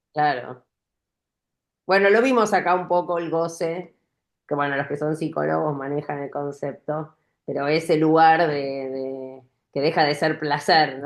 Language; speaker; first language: Spanish; native; Spanish